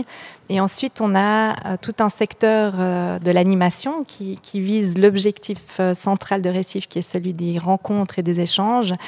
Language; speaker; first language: French; native; French